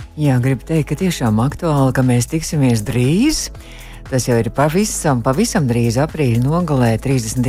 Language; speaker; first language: Latvian; native; Latvian